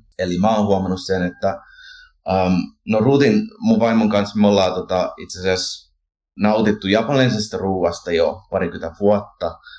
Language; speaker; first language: Finnish; early bilingual, heritage; Finnish